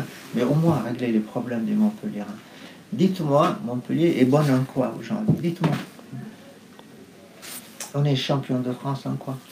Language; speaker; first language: French; non-native, fluent; Arabic